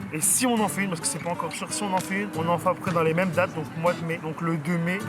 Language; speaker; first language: French; native; French